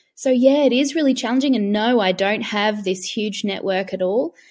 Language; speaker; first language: English; native; English